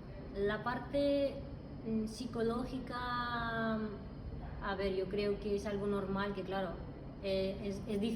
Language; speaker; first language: Spanish; non-native, fluent; Russian